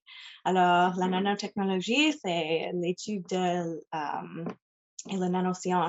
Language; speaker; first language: French; non-native, local second language; English